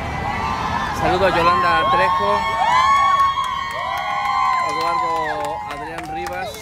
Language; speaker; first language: Spanish; native; Spanish